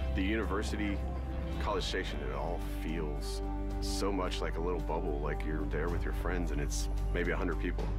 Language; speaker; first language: English; native; English